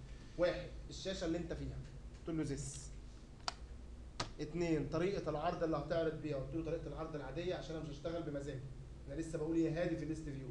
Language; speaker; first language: Arabic; native; Arabic